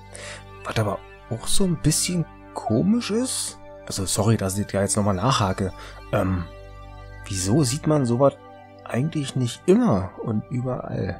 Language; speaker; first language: German; native; German